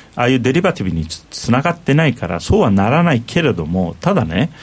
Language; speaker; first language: Japanese; non-native, fluent; Turkish